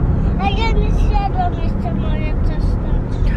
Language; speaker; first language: Polish; early bilingual, heritage; English